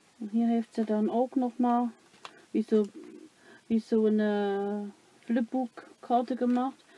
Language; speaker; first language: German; non-native, learner; Dutch